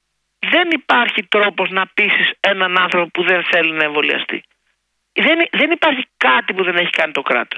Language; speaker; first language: Greek; native; Greek